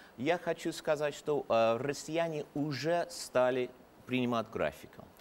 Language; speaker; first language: Russian; non-native, fluent; English